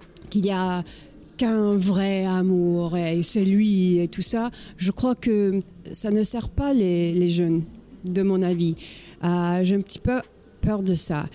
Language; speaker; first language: French; non-native, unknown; English